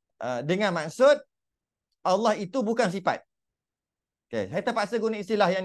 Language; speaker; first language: Malay; native; Malay